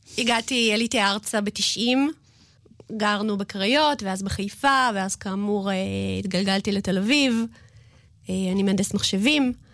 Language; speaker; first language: Hebrew; early bilingual, other home language; Russian